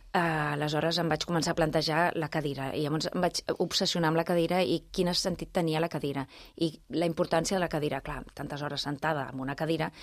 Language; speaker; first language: Catalan; non-native, local second language; Spanish